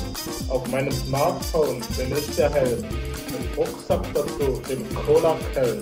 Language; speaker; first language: German; native; German